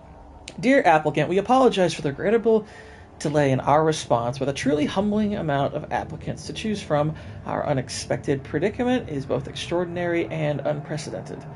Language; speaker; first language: English; native; English